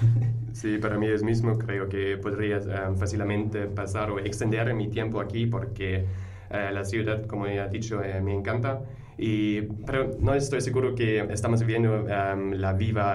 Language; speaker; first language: Spanish; non-native, fluent; German